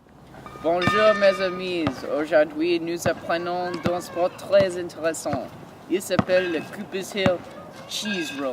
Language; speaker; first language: French; non-native, learner; English